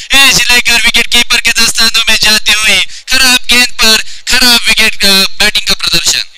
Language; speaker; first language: Hindi; non-native, local second language; Marathi